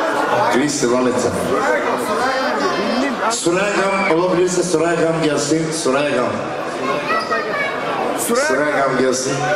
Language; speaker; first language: Bulgarian; non-native, local second language; Turkish